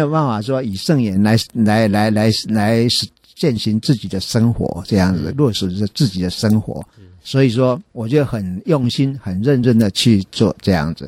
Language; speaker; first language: Chinese; native; Chinese